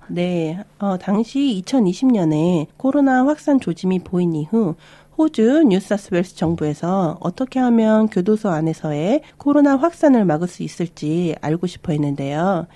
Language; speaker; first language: Korean; early bilingual, other home language; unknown